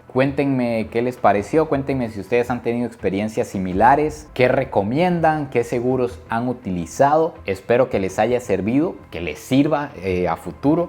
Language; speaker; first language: Spanish; native; Spanish